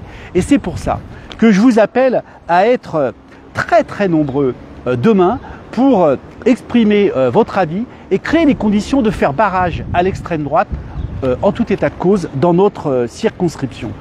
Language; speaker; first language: French; native; French